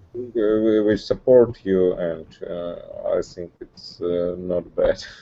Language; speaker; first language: English; non-native, learner; Russian